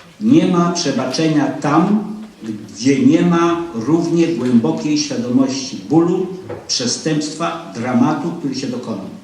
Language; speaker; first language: Polish; native; Polish